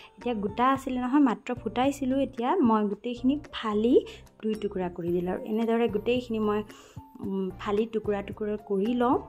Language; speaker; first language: Assamese; non-native, local second language; Nepali